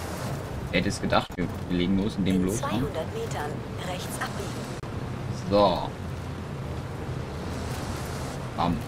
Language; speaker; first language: German; native; German